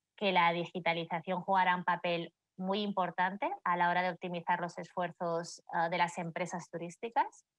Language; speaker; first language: Spanish; native; Spanish